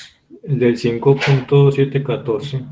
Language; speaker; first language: Spanish; native; Spanish